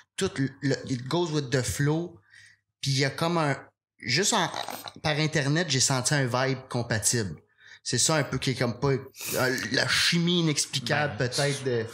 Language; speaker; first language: French; native; French